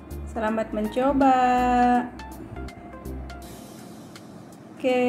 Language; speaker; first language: Indonesian; non-native, local second language; Sundanese